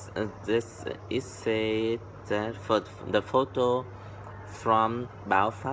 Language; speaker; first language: English; non-native, learner; Vietnamese